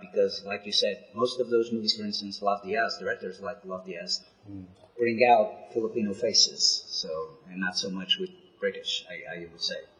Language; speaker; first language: English; non-native, fluent; Portuguese